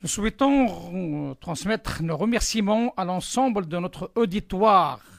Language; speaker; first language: French; non-native, local second language; Arabic